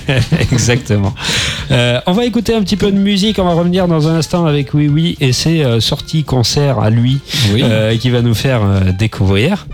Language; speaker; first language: French; native; French